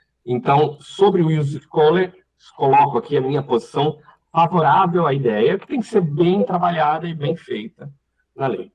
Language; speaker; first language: Portuguese; native; Portuguese